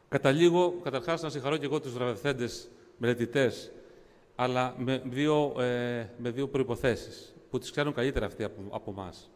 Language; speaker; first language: Greek; native; Greek